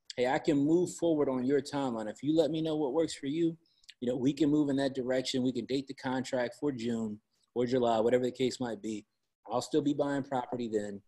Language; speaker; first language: English; native; English